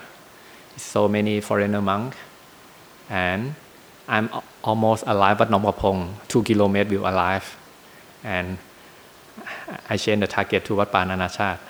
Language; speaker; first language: English; non-native, learner; Thai